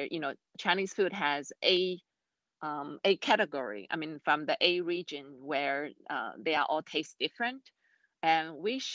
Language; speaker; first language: English; non-native, fluent; Chinese